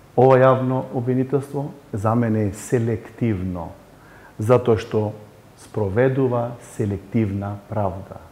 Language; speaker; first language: Macedonian; native; Macedonian